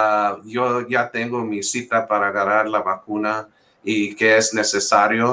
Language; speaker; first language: Spanish; early bilingual, heritage; English